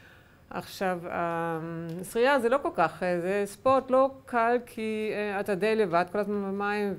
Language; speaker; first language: Hebrew; non-native, fluent; German